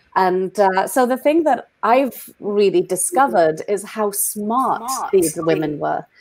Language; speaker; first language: English; native; English